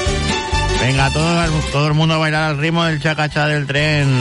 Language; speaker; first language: Spanish; native; Spanish